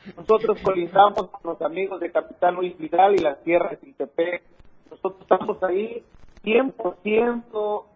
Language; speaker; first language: Spanish; native; Spanish